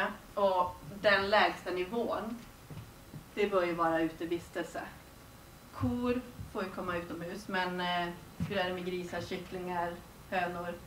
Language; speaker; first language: Swedish; native; Swedish